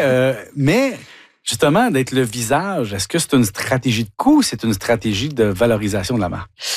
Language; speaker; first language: French; native; French